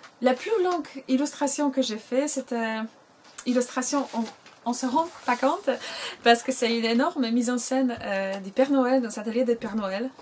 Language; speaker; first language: French; non-native, fluent; Polish